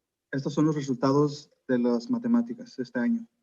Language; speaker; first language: Spanish; early bilingual, heritage; Spanish